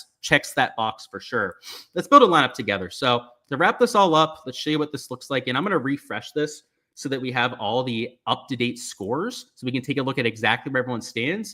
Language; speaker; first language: English; native; English